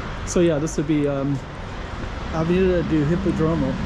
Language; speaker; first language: English; native; English